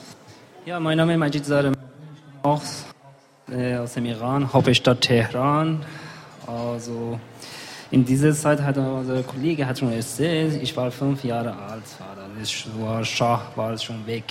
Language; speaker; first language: German; non-native, learner; Persian